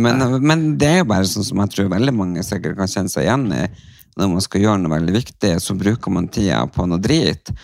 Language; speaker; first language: Norwegian; native; Norwegian